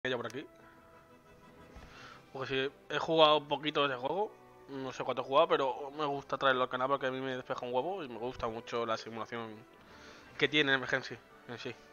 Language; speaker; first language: Spanish; native; Spanish